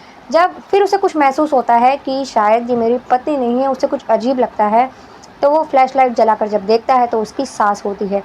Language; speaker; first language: Hindi; native; Hindi